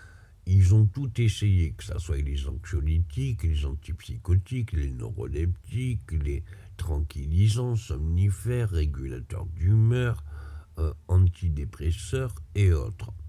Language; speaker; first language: French; native; French